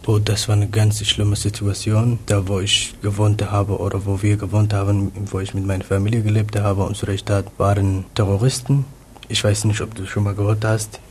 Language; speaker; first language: German; non-native, fluent; Somali